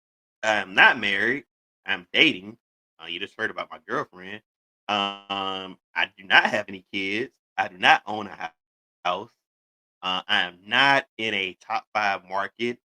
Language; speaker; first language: English; native; English